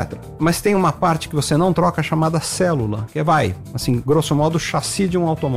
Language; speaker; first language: Portuguese; native; Portuguese